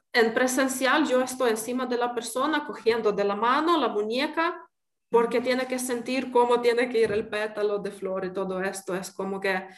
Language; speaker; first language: Spanish; non-native, fluent; Ukrainian